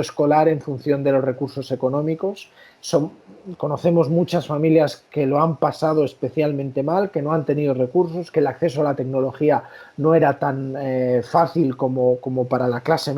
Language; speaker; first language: Spanish; native; Spanish